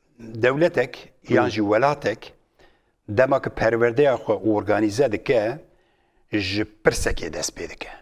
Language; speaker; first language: Kurdish; native; Kurdish